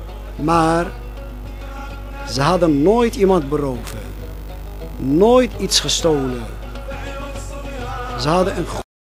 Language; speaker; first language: Dutch; non-native, fluent; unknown